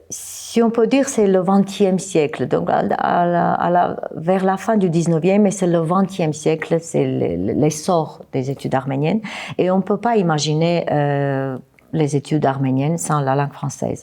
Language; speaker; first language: French; non-native, fluent; Armenian